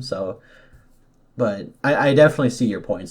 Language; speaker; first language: English; native; English